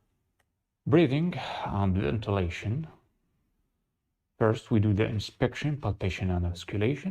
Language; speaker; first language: English; non-native, fluent; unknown